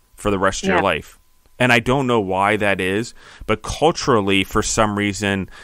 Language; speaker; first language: English; native; English